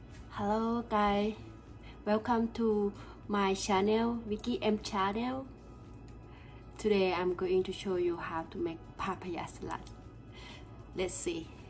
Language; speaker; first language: English; non-native, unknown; Thai